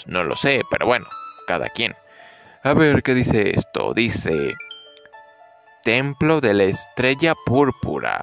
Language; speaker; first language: Spanish; native; Spanish